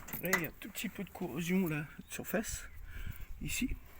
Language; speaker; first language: French; native; French